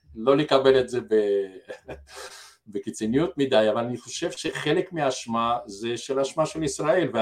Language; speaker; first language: Hebrew; non-native, fluent; Russian